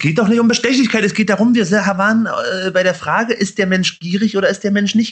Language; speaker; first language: German; native; German